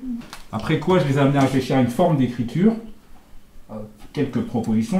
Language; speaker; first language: French; native; French